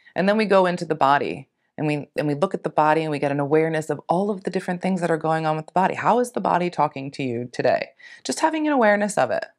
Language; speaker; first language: English; native; English